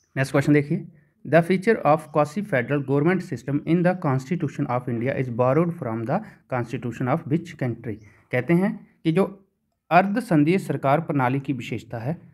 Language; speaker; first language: Hindi; native; Hindi